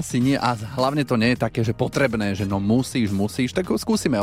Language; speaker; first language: Slovak; native; Slovak